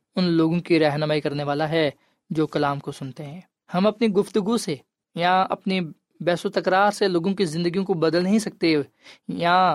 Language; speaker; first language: Urdu; non-native, local second language; Punjabi